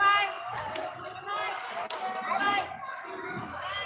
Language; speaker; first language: English; non-native, learner; Indonesian